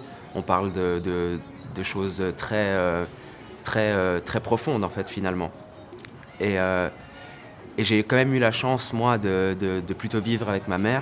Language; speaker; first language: French; early bilingual, other home language; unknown